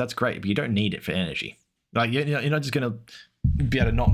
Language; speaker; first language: English; native; English